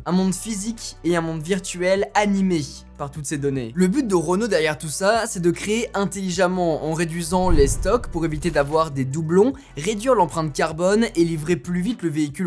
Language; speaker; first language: French; native; French